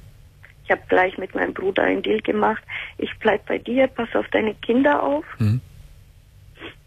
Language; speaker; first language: German; early bilingual, other home language; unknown